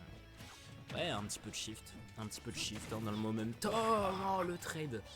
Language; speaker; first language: French; native; French